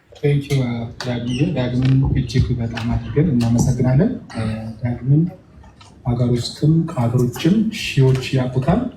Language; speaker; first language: Amharic; native; Amharic